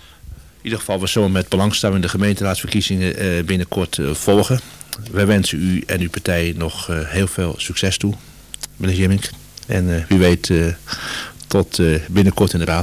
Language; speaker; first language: Dutch; native; Dutch